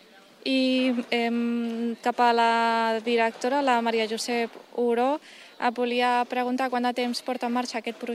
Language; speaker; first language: Catalan; native; Catalan